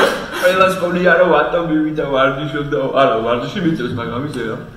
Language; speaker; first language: Georgian; native; Georgian